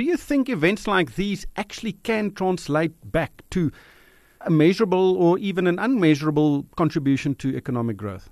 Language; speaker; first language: English; non-native, local second language; Afrikaans